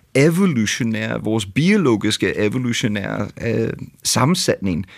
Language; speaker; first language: Danish; non-native, fluent; English